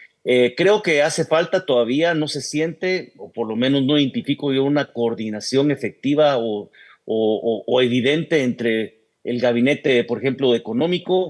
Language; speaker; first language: Spanish; native; Spanish